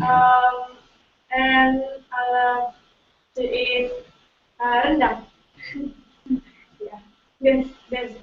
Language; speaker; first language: English; non-native, learner; Indonesian